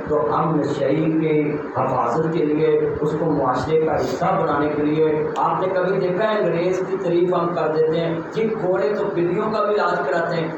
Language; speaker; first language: Urdu; non-native, local second language; Punjabi